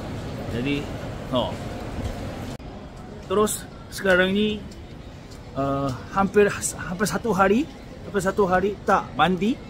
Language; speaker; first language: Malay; non-native, fluent; Korean